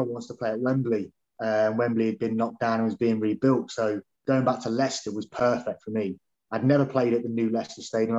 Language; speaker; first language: English; native; English